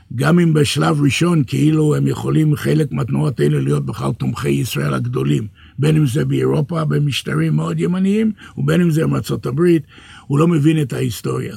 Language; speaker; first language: Hebrew; early bilingual, other home language; English